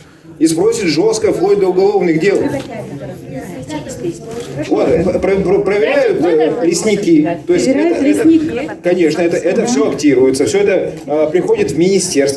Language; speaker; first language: Russian; native; Russian